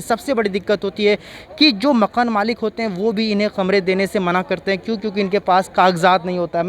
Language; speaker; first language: Hindi; native; Hindi